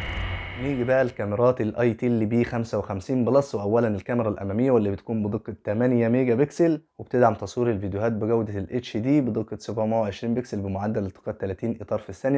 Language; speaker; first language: Arabic; native; Arabic